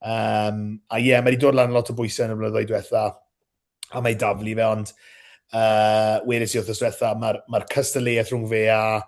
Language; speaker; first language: Welsh; native; Welsh